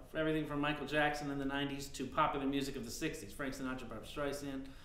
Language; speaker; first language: English; native; English